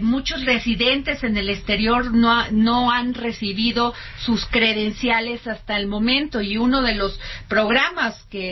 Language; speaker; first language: Spanish; native; Spanish